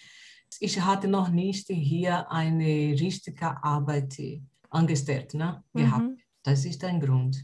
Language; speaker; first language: German; non-native, learner; Portuguese